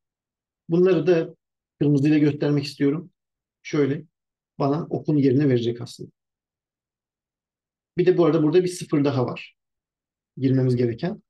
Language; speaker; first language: Turkish; native; Turkish